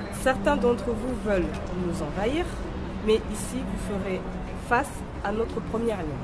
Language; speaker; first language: French; native; French